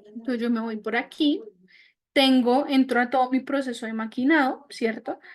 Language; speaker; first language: Spanish; native; Spanish